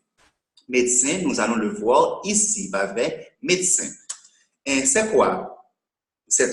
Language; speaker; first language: French; non-native, local second language; Haitian Creole